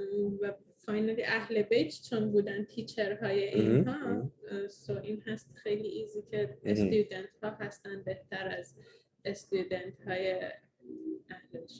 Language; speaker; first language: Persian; early bilingual, heritage; Persian